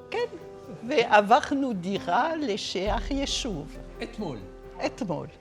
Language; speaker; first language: Hebrew; non-native, fluent; French